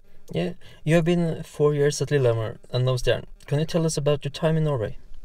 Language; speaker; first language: English; non-native, learner; Norwegian